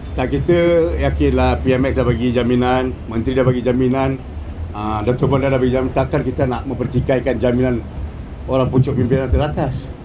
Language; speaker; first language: Malay; non-native, local second language; Tamil